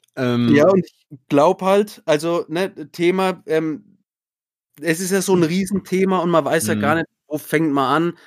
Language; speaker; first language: German; native; German